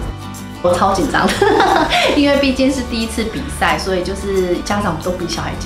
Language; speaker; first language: Chinese; native; Chinese